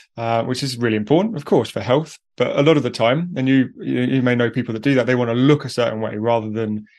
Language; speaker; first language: English; native; English